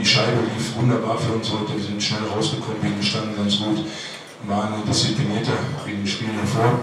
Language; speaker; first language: German; native; German